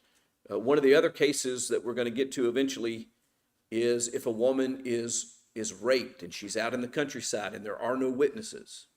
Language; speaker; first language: English; native; English